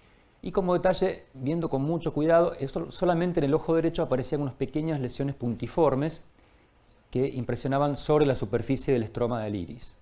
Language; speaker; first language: Spanish; native; Spanish